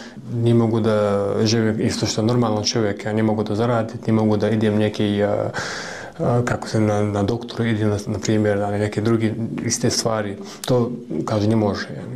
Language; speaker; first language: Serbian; non-native, learner; Russian